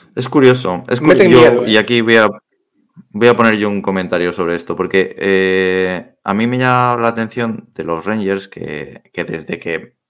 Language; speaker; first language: Spanish; native; Spanish